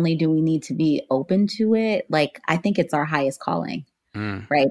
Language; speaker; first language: English; native; English